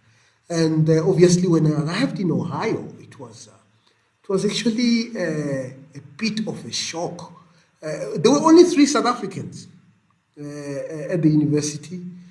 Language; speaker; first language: English; non-native, local second language; Venda